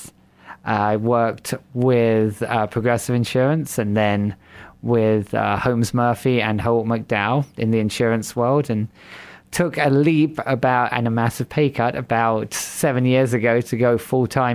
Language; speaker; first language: English; native; English